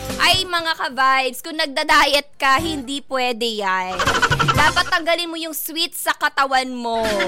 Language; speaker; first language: Filipino; non-native, local second language; Bikol